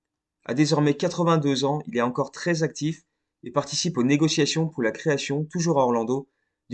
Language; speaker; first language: French; native; French